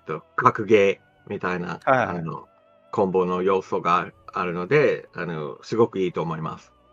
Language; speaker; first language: Japanese; non-native, fluent; English